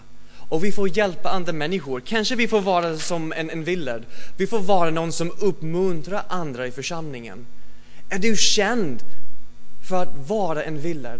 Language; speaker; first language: Swedish; non-native, fluent; English